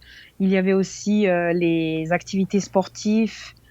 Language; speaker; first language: French; non-native, fluent; Serbian